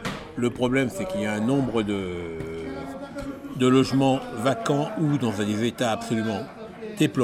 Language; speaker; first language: French; native; French